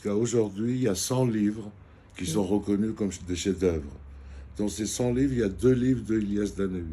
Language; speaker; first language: French; non-native, fluent; Georgian